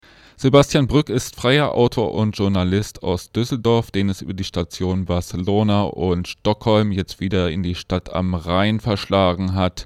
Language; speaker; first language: German; native; German